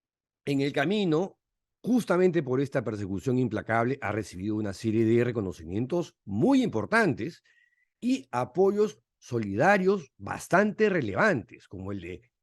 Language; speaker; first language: Spanish; native; Spanish